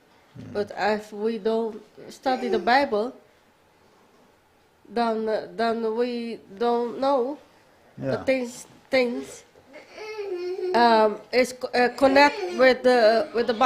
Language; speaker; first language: English; non-native, learner; Papiamento